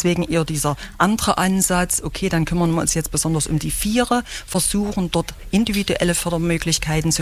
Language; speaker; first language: German; native; German